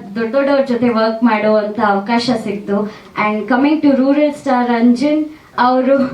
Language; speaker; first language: Kannada; native; Kannada